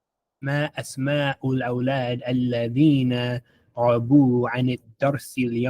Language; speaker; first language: Arabic; non-native, learner; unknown